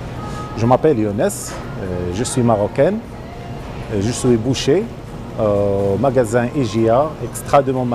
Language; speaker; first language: French; non-native, local second language; Arabic